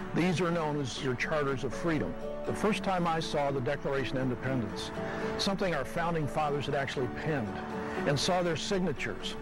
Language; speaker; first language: English; native; English